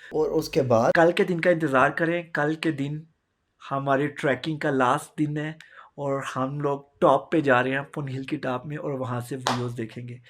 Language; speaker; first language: Urdu; non-native, local second language; Punjabi